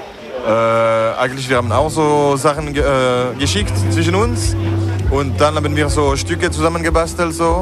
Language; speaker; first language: German; non-native, fluent; French